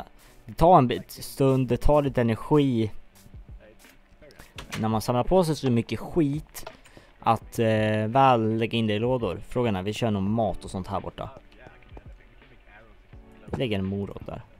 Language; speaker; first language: Swedish; native; Swedish